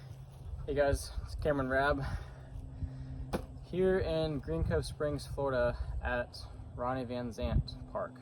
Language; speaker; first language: English; native; English